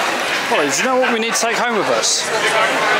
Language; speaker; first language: English; native; English